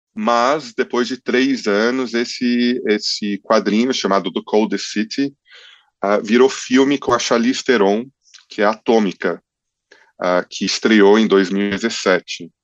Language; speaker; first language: Portuguese; early bilingual, other home language; English